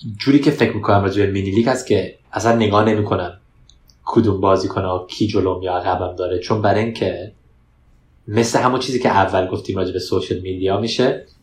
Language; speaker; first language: Persian; early bilingual, heritage; Persian